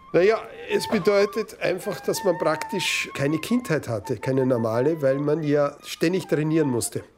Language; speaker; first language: German; native; German